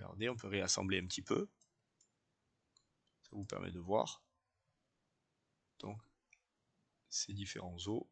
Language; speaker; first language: French; native; French